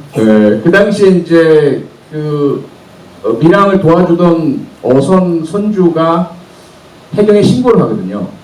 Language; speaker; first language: Korean; native; Korean